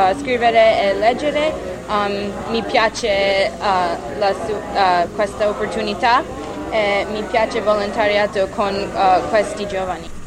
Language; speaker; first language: Italian; non-native, learner; English